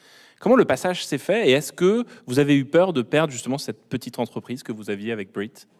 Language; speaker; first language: French; native; French